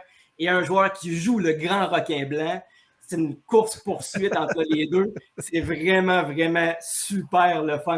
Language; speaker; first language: French; native; French